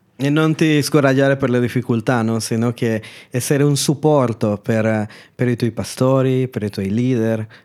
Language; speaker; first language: Italian; non-native, fluent; Spanish